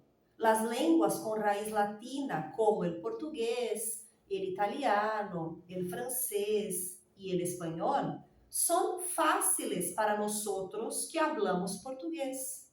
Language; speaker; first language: Spanish; non-native, fluent; Portuguese